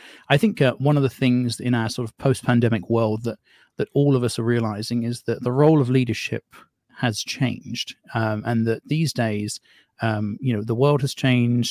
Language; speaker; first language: English; native; English